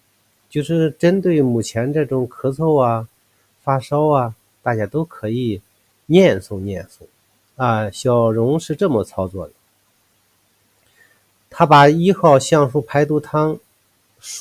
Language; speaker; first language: Chinese; native; Chinese